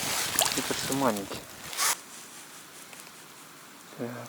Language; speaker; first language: Russian; native; Russian